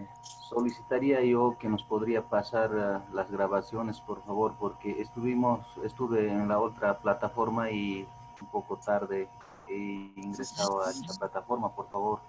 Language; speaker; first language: Spanish; native; Spanish